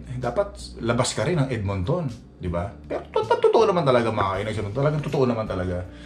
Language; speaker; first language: Filipino; native; Filipino